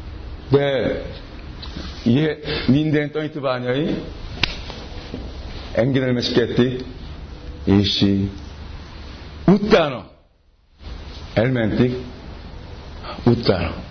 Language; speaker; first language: Hungarian; non-native, learner; Korean